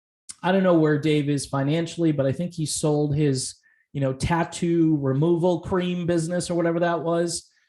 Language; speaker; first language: English; native; English